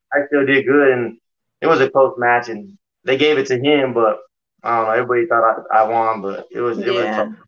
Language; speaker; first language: English; native; English